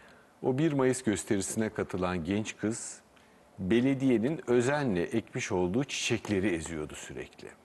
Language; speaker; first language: Turkish; native; Turkish